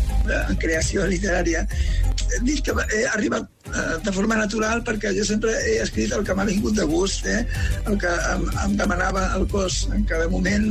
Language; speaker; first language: Catalan; non-native, local second language; Spanish